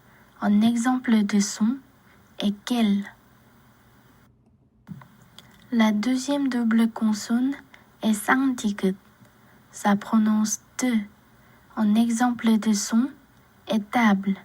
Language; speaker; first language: French; non-native, learner; Korean